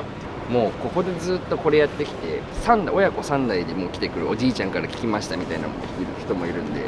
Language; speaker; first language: Japanese; native; Japanese